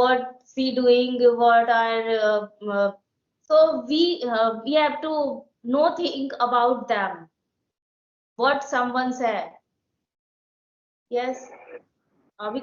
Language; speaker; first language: English; non-native, learner; Hindi